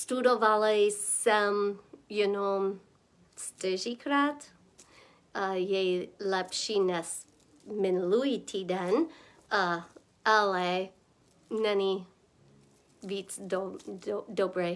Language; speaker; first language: Czech; non-native, learner; English